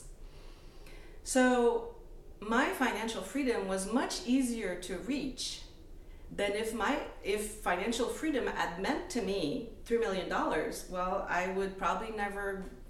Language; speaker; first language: English; native; English